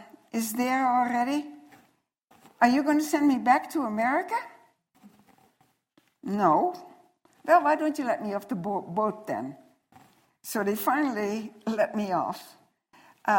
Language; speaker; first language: English; non-native, fluent; Dutch